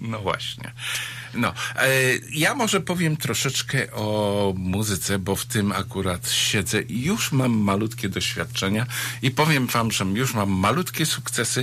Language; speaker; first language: Polish; native; Polish